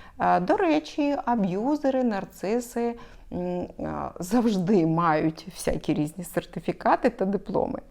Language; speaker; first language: Ukrainian; non-native, local second language; Russian